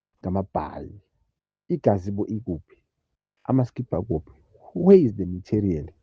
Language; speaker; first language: Zulu; native; Zulu